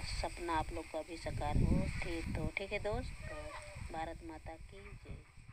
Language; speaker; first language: Hindi; non-native, local second language; Santali